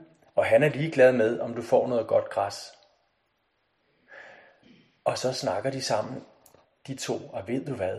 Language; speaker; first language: Danish; native; Danish